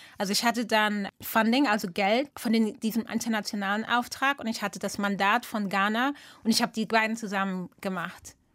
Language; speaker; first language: German; early bilingual, other home language; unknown